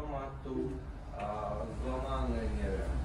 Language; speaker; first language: Polish; non-native, fluent; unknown